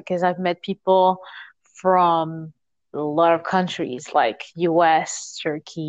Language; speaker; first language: English; non-native, fluent; French